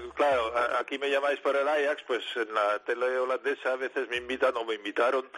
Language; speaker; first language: Spanish; non-native, fluent; Dutch